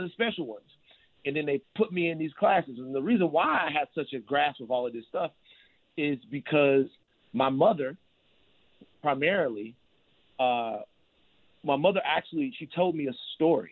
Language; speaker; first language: English; native; English